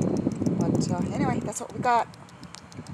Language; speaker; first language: English; native; English